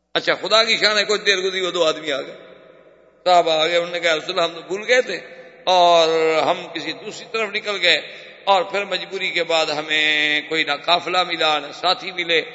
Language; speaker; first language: Urdu; native; Urdu